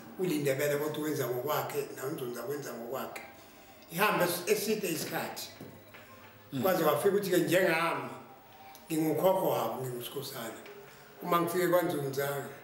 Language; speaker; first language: Zulu; non-native, local second language; South Ndebele